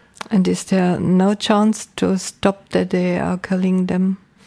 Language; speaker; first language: English; non-native, fluent; German